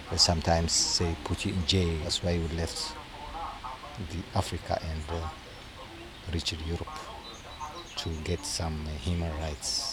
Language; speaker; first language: English; non-native, learner; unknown